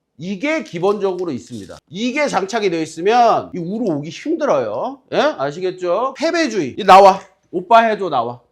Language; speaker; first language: Korean; native; Korean